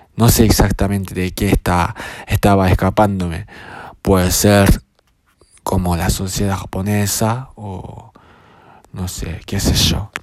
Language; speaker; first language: Spanish; non-native, fluent; Japanese